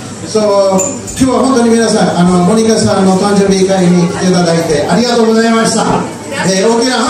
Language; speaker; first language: Japanese; non-native, fluent; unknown